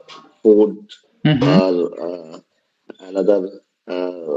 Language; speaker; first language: English; non-native, learner; Bangla